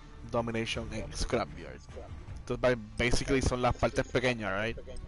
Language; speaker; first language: Spanish; early bilingual, heritage; Spanish